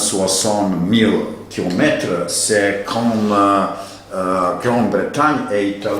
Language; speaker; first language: French; non-native, learner; Serbian